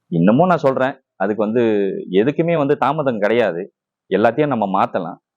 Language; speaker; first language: Tamil; non-native, local second language; Chinese